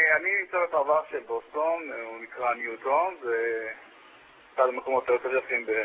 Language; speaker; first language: Hebrew; native; Hebrew